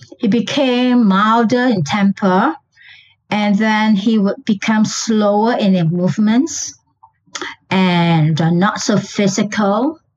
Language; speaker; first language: English; non-native, local second language; Chinese